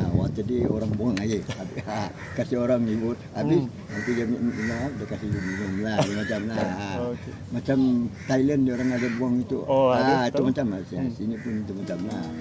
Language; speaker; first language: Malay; non-native, local second language; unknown